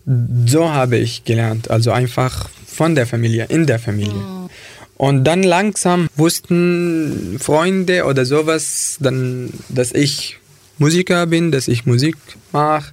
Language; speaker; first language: German; non-native, fluent; Arabic